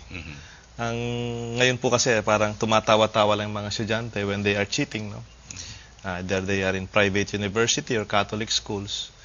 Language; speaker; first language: Filipino; native; Filipino